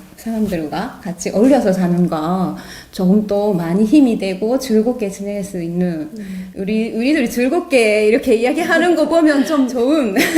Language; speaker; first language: Korean; non-native, fluent; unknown